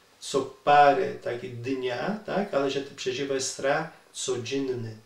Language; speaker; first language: Polish; non-native, learner; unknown